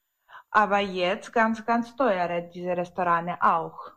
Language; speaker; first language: German; non-native, learner; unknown